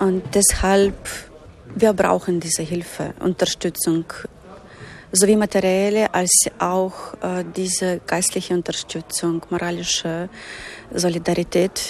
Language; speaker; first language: German; non-native, fluent; Ukrainian